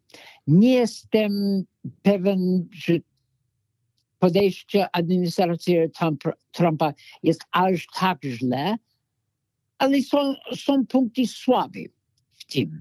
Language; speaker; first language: Polish; non-native, fluent; English